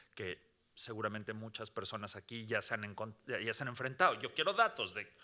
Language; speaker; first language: Spanish; native; Spanish